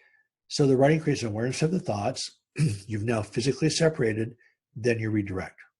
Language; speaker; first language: English; native; English